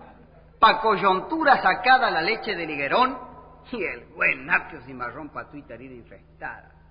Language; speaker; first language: Spanish; native; Spanish